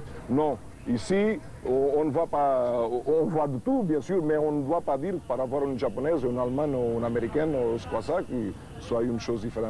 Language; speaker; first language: French; non-native, fluent; Portuguese